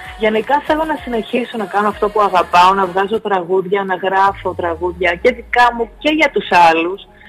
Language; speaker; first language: Greek; early bilingual, heritage; Greek